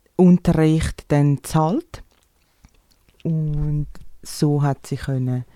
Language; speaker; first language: German; non-native, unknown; Portuguese